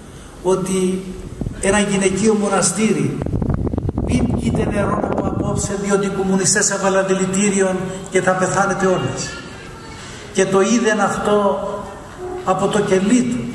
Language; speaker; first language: Greek; native; Greek